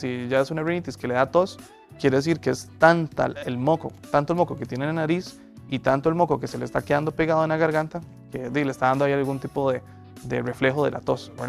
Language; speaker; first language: Spanish; native; Spanish